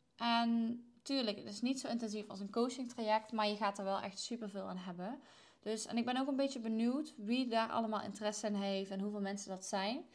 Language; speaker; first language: Dutch; native; Dutch